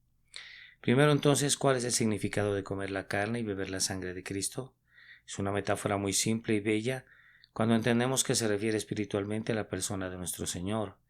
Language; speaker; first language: Spanish; native; Spanish